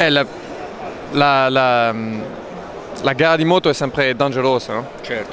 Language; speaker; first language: Italian; non-native, learner; French